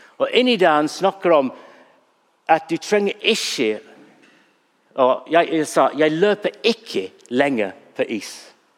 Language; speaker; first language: Norwegian; non-native, fluent; English